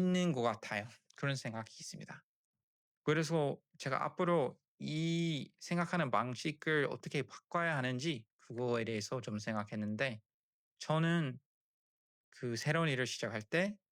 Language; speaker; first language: Korean; non-native, learner; English